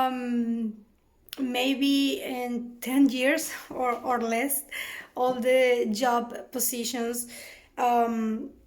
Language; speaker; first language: English; non-native, fluent; Spanish